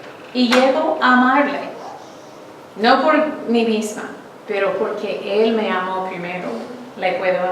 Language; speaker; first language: Spanish; non-native, fluent; English